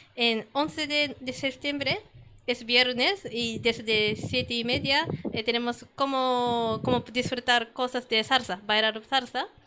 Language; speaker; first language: Spanish; non-native, learner; Japanese